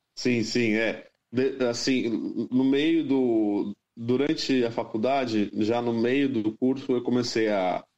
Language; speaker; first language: Portuguese; native; Portuguese